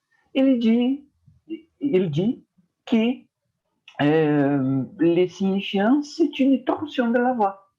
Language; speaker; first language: French; non-native, fluent; Portuguese